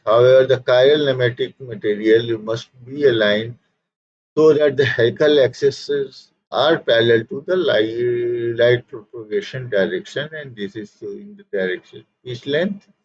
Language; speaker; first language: English; non-native, local second language; Hindi